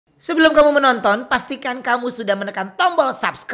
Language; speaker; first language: Indonesian; native; Indonesian